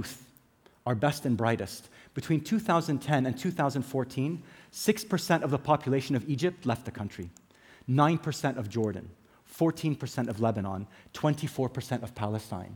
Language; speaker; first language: English; native; English